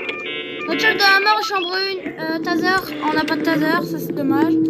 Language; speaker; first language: French; native; French